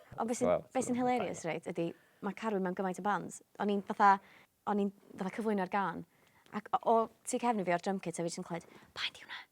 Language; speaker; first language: Welsh; native; Welsh